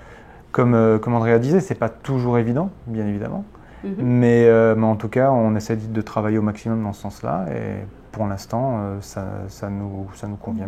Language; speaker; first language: French; native; French